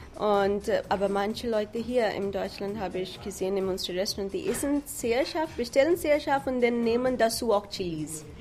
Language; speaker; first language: German; non-native, fluent; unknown